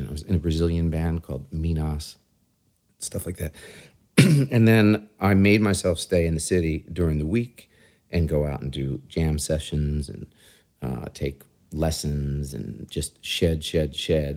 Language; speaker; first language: English; native; English